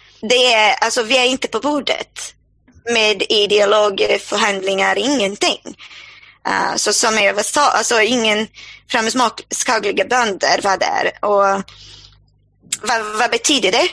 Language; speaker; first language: Swedish; non-native, fluent; Portuguese